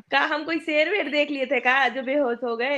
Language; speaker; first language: Hindi; native; Hindi